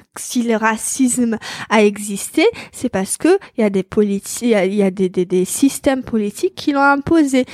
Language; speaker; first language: French; non-native, local second language; Arabic